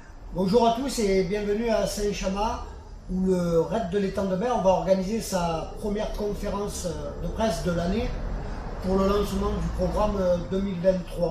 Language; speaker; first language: French; native; French